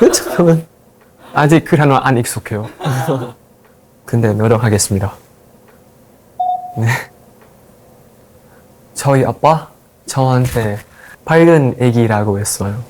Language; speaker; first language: Korean; non-native, learner; Thai